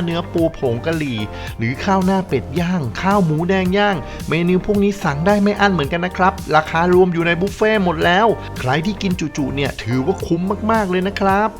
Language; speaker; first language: Thai; native; Thai